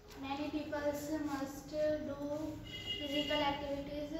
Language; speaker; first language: English; non-native, learner; Hindi